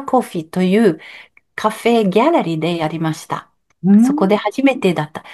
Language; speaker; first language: Japanese; non-native, learner; French